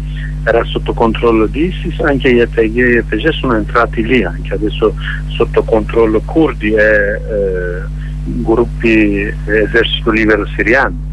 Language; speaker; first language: Italian; non-native, learner; Kurdish